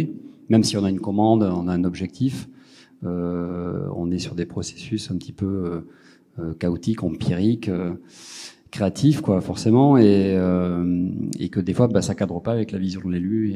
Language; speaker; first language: French; native; French